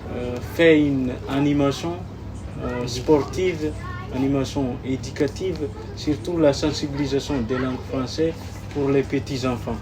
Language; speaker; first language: French; non-native, local second language; Malagasy